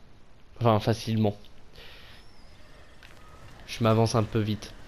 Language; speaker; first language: French; native; French